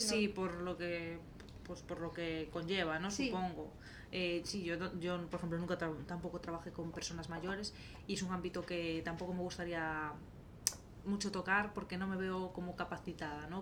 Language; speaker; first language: Spanish; native; Spanish